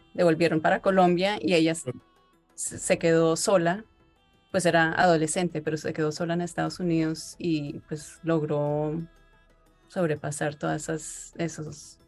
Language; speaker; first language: Spanish; early bilingual, heritage; Spanish